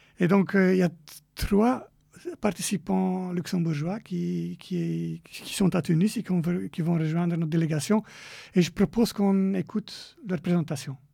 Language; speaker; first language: French; native; French